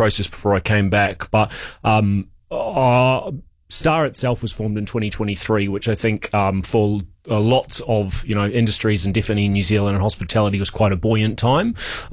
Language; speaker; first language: English; native; English